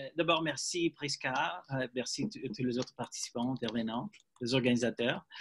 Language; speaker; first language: French; non-native, learner; English